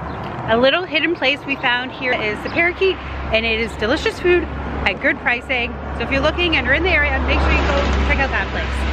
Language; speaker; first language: English; native; English